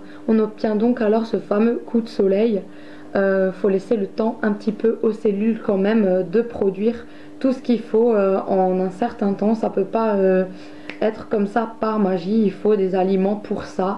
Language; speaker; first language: French; native; French